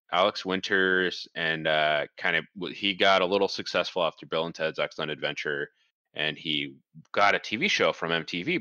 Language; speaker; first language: English; native; English